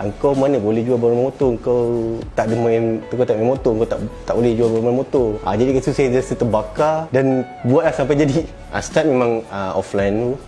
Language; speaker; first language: Malay; native; Malay